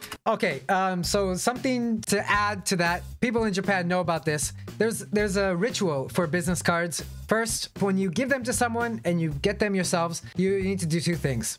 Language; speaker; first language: English; native; English